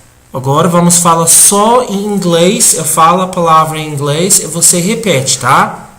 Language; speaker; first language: Portuguese; non-native, fluent; English